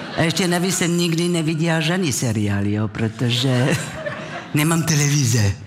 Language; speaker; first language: Czech; non-native, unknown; French